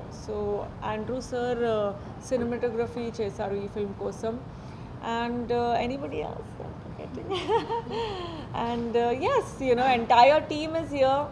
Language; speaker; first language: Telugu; non-native, learner; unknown